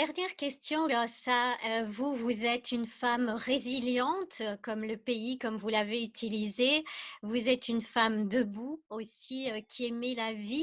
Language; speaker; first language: French; native; French